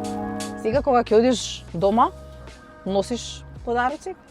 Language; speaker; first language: Macedonian; native; Macedonian